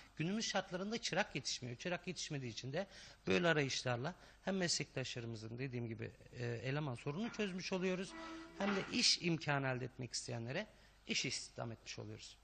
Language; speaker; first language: Turkish; native; Turkish